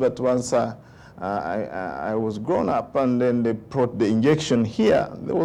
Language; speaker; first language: English; non-native, local second language; Ganda